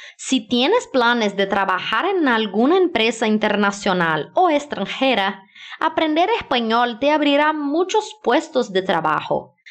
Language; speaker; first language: Spanish; non-native, fluent; Portuguese